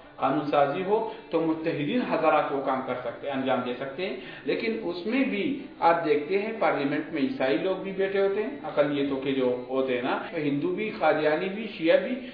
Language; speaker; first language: Urdu; non-native, local second language; Pashto